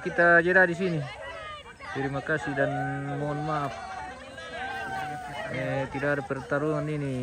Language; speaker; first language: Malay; non-native, local second language; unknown